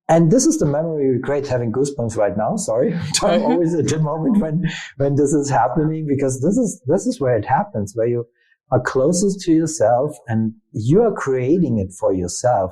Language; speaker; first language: English; non-native, fluent; German